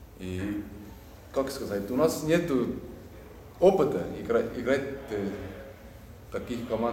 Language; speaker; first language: Russian; non-native, learner; Lithuanian